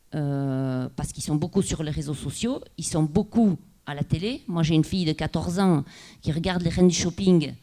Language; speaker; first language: French; non-native, local second language; Basque